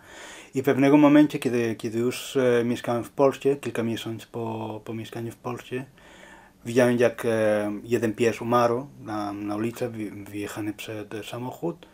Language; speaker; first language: Polish; non-native, learner; Spanish